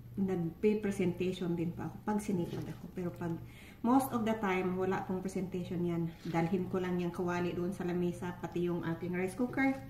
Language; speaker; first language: Filipino; non-native, local second language; Cebuano